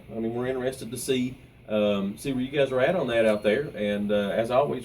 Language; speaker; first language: English; native; English